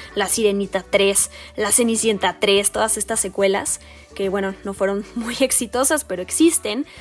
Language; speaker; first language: Spanish; native; Spanish